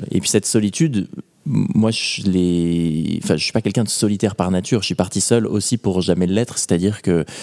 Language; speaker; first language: French; native; French